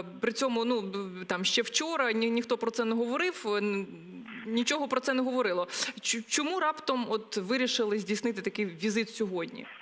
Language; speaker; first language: Ukrainian; native; Ukrainian